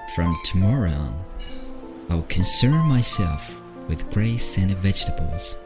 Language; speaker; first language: English; non-native, fluent; Chinese